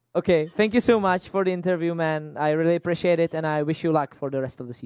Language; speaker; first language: English; non-native, fluent; Czech